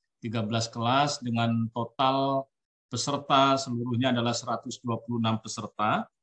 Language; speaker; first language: Indonesian; native; Indonesian